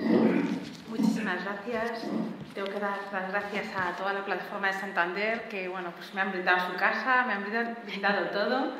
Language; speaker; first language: Spanish; native; Spanish